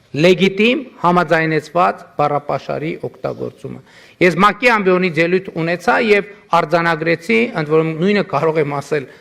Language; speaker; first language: Armenian; native; Armenian